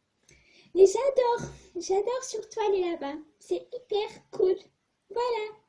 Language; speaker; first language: French; non-native, fluent; Portuguese